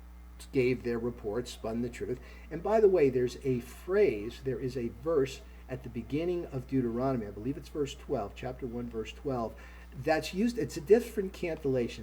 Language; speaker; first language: English; native; English